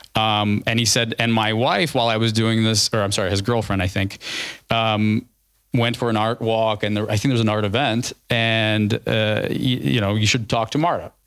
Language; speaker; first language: English; early bilingual, other home language; Ukrainian